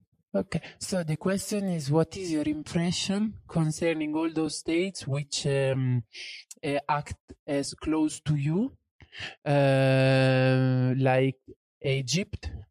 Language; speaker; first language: English; non-native, fluent; Italian